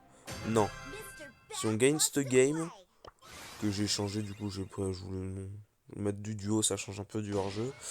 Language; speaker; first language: French; native; French